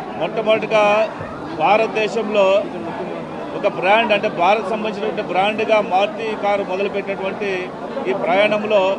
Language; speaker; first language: Telugu; native; Telugu